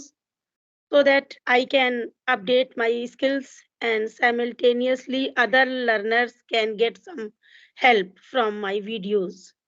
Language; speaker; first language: English; non-native, local second language; Hindi